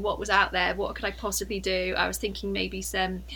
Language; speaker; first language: English; native; English